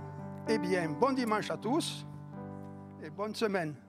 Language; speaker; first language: French; native; French